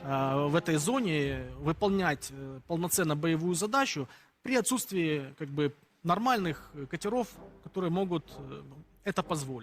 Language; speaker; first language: Russian; native; Russian